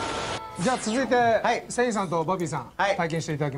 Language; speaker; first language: Japanese; native; Japanese